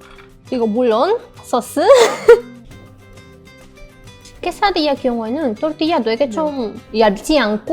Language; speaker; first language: Korean; non-native, fluent; Spanish